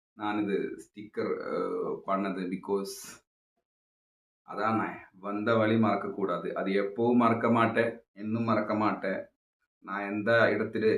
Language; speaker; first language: Tamil; non-native, local second language; Malayalam